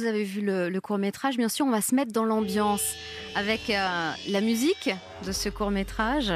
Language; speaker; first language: French; native; French